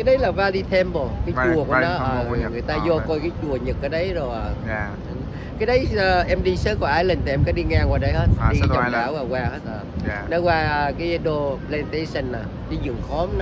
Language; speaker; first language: Vietnamese; native; Vietnamese